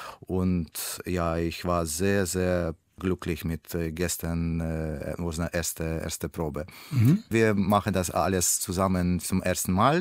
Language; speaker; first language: German; non-native, learner; Russian